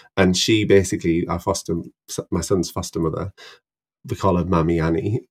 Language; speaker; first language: English; native; English